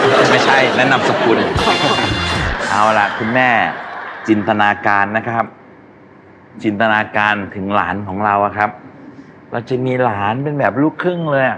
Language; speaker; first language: Thai; native; Thai